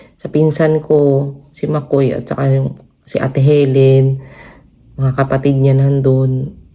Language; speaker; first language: Filipino; non-native, local second language; Cebuano